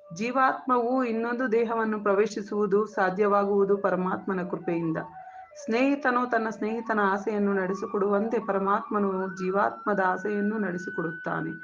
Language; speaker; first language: Kannada; native; Kannada